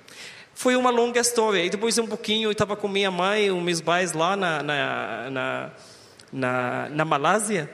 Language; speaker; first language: Portuguese; non-native, learner; Arabic